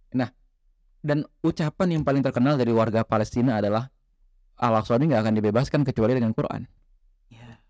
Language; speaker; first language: Indonesian; native; Indonesian